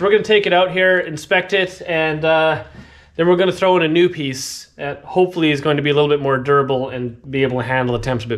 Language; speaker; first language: English; native; English